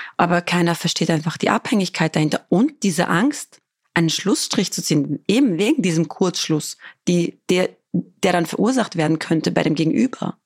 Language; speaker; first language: German; early bilingual, other home language; Albanian